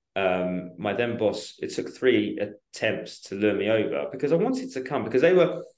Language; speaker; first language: English; native; English